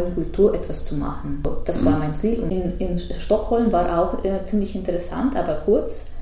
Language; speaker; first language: German; non-native, fluent; Russian